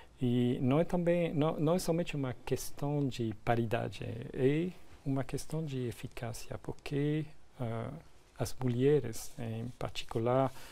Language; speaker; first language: Portuguese; non-native, fluent; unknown